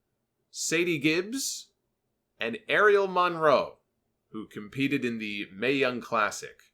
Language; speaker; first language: English; native; English